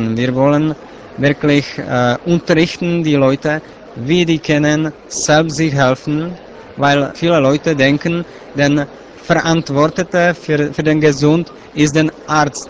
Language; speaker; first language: German; non-native, learner; Czech